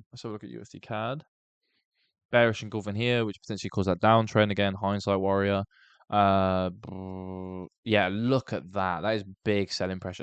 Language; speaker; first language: English; native; English